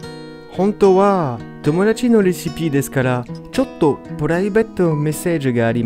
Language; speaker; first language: Japanese; non-native, learner; French